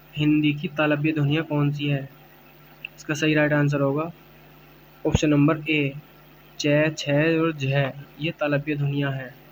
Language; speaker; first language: Hindi; native; Hindi